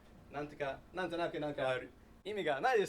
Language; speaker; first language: Japanese; non-native, learner; English